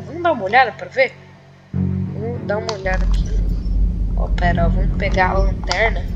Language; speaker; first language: Portuguese; native; Portuguese